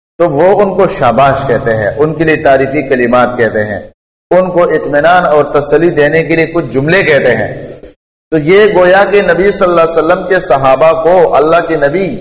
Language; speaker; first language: Urdu; non-native, local second language; Pashto